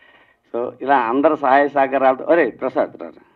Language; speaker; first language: Telugu; native; Telugu